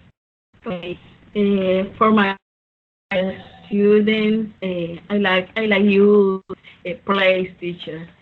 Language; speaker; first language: English; non-native, learner; Spanish